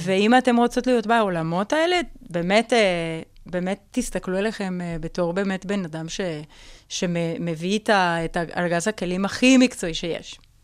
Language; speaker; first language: Hebrew; non-native, fluent; Spanish